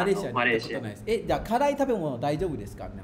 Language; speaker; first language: Japanese; non-native, fluent; Malay